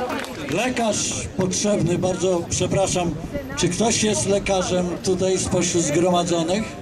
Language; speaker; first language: Polish; native; Polish